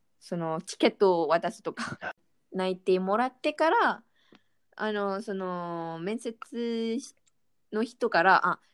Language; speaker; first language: Japanese; non-native, fluent; Malay